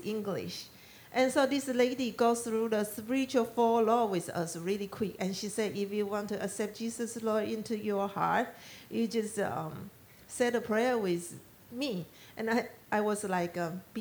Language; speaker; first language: English; non-native, learner; Chinese